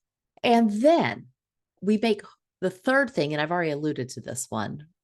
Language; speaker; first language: English; native; English